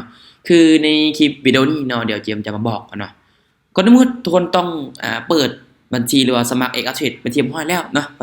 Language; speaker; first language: Thai; non-native, local second language; Lao